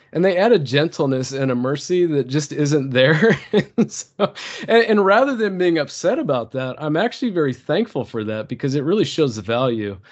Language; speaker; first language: English; early bilingual, other home language; Turkish